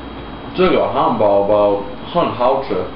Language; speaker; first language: Chinese; non-native, learner; English